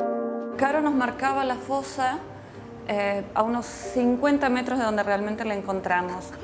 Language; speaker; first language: Spanish; native; Spanish